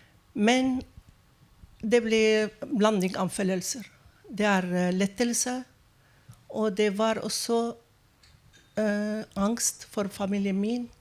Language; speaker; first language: Norwegian; non-native, fluent; Arabic